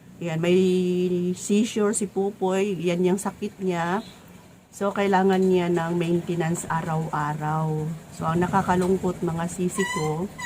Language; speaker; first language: Filipino; native; Filipino